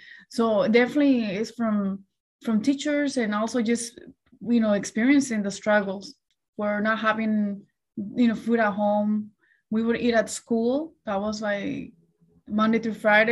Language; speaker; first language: English; early bilingual, other home language; Spanish